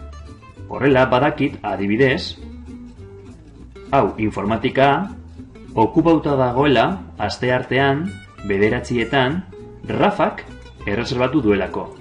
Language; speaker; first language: Basque; non-native, local second language; Spanish